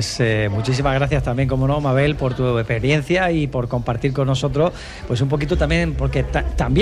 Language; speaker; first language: Spanish; native; Spanish